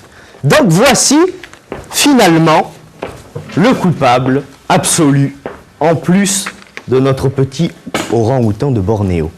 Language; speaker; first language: French; native; French